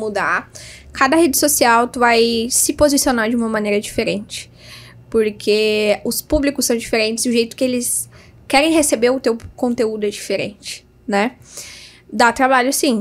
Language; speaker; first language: Portuguese; native; Portuguese